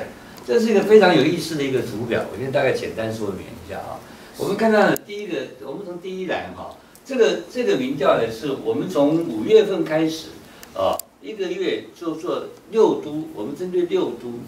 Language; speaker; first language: Chinese; native; Chinese